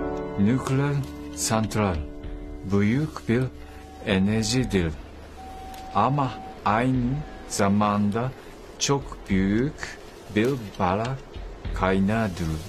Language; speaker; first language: Turkish; non-native, learner; Japanese